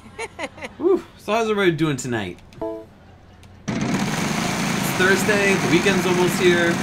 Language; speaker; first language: English; native; English